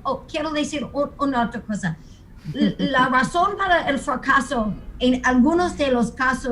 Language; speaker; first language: Spanish; non-native, fluent; English